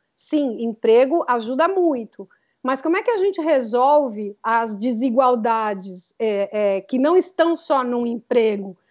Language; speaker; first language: Portuguese; native; Portuguese